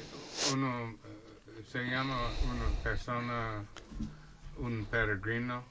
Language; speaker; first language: Spanish; non-native, learner; English